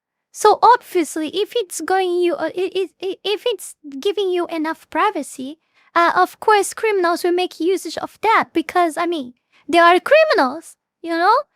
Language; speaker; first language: English; non-native, fluent; Portuguese